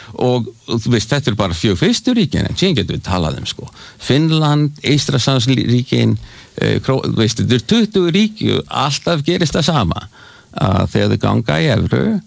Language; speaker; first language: Icelandic; native; Icelandic